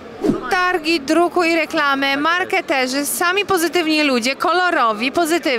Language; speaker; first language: Polish; native; Polish